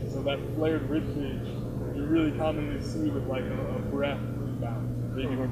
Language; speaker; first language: English; native; English